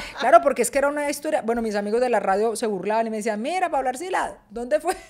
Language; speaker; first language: Spanish; native; Spanish